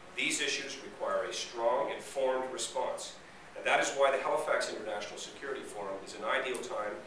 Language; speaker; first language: English; native; English